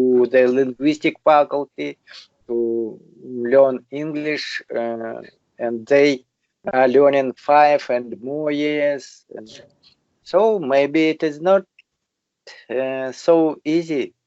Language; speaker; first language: English; non-native, learner; Russian